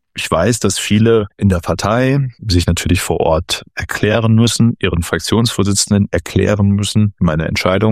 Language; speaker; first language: German; native; German